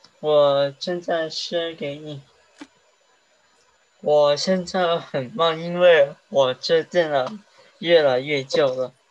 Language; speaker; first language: Chinese; early bilingual, heritage; Chinese